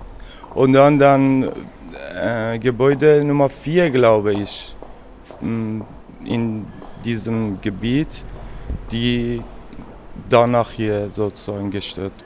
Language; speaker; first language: German; non-native, fluent; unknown